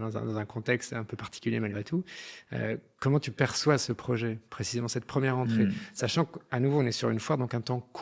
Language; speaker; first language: French; native; French